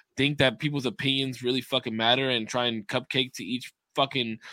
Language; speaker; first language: English; native; English